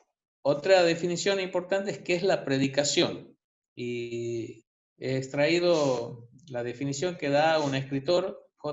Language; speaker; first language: Spanish; native; Spanish